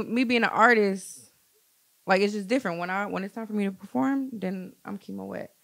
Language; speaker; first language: English; native; English